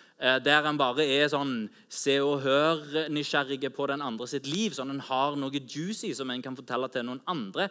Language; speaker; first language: Norwegian; native; Norwegian